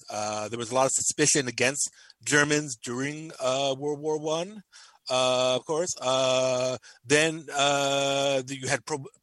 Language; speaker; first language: English; native; English